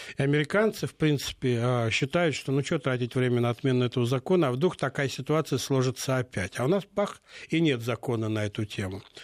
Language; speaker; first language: Russian; native; Russian